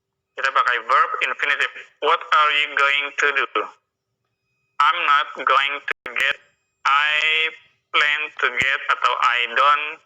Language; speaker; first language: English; non-native, fluent; Indonesian